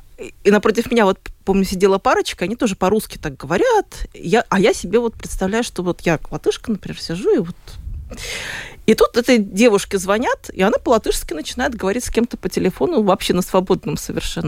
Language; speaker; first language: Russian; native; Russian